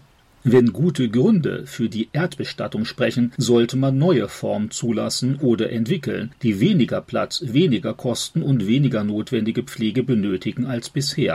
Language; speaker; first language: German; native; German